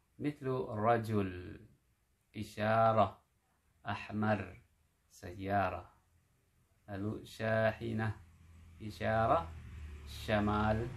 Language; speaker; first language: Arabic; non-native, fluent; Indonesian